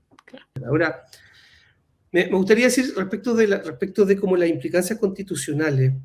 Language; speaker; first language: Spanish; native; Spanish